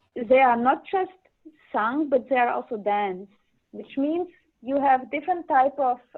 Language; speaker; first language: English; non-native, learner; Latvian